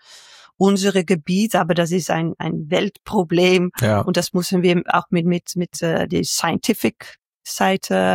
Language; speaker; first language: German; non-native, learner; Dutch